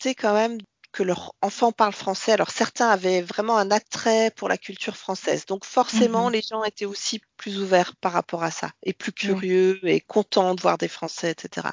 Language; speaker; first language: French; native; French